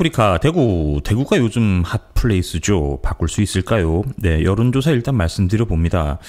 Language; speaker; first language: Korean; native; Korean